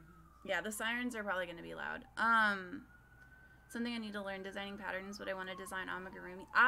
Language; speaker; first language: English; native; English